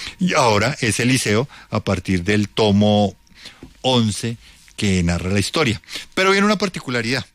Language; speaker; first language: Spanish; native; Spanish